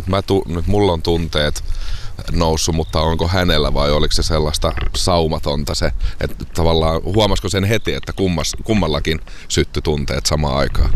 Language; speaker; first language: Finnish; native; Finnish